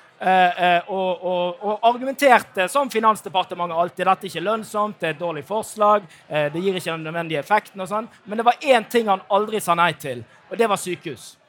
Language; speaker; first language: Norwegian; native; Norwegian